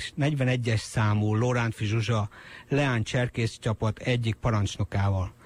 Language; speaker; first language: Hungarian; native; Hungarian